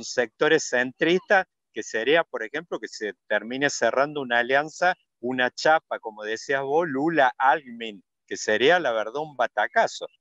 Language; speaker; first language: Spanish; native; Spanish